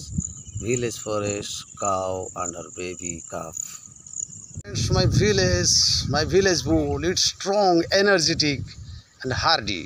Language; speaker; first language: English; non-native, learner; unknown